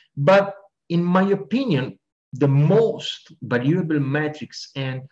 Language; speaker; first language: English; non-native, fluent; Italian